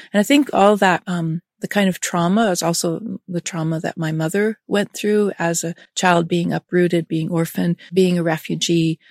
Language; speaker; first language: English; early bilingual, other home language; German